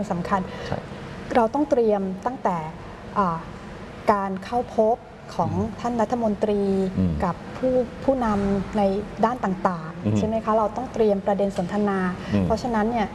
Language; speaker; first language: Thai; native; Thai